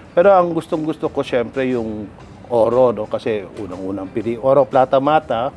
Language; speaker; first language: Filipino; non-native, local second language; Hiligaynon